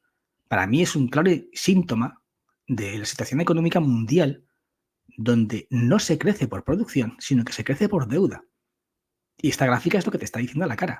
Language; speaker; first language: Spanish; native; Spanish